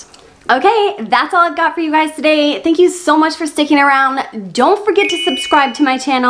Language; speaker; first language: English; native; English